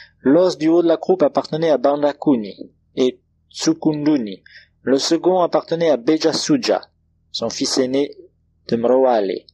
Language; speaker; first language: French; non-native, local second language; Comorian